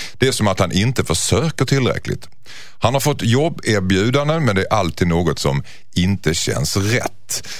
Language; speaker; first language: Swedish; native; Swedish